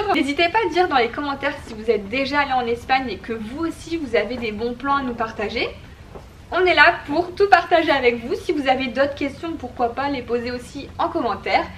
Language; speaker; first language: French; native; French